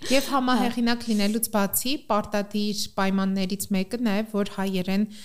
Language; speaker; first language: Armenian; native; Armenian